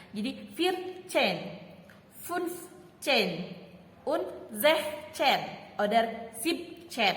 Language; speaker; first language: German; non-native, fluent; Indonesian